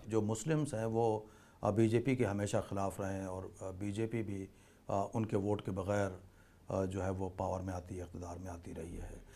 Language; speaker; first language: Urdu; native; Urdu